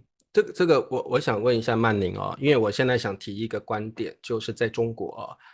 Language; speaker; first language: Chinese; native; Chinese